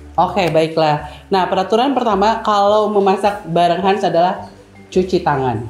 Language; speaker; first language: Indonesian; native; Indonesian